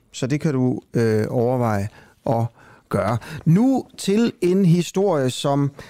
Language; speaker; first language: Danish; native; Danish